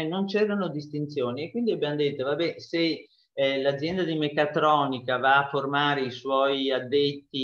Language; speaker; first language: Italian; native; Italian